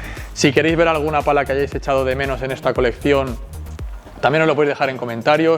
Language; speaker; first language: Spanish; native; Spanish